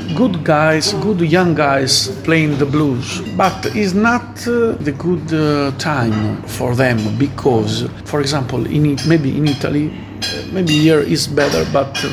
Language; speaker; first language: English; non-native, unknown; Italian